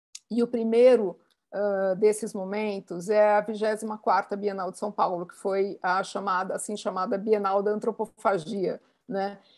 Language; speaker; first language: Portuguese; native; Portuguese